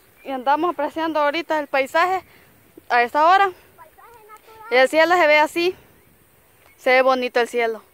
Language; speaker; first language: Spanish; native; Spanish